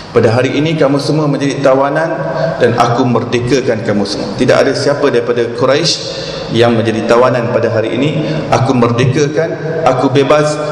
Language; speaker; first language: Malay; native; Malay